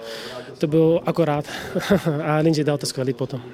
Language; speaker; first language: Czech; non-native, learner; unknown